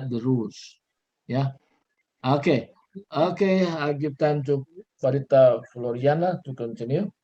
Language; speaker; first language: English; non-native, learner; Indonesian